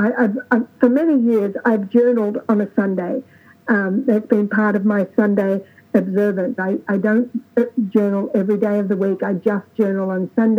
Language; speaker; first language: English; native; English